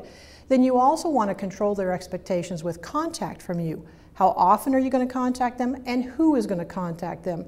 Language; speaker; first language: English; native; English